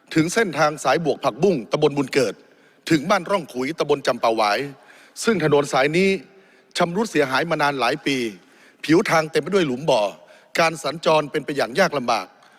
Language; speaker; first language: Thai; native; Thai